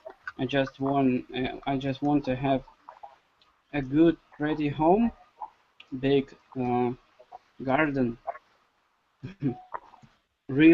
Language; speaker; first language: English; non-native, learner; Russian